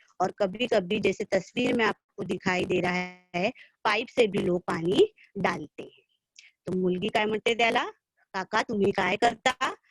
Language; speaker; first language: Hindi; non-native, local second language; Urdu